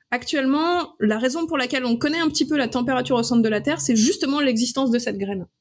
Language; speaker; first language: French; native; French